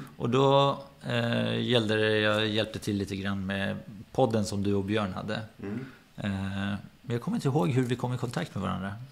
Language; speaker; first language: Swedish; early bilingual, other home language; Persian